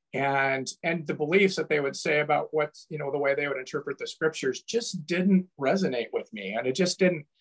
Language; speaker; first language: English; native; English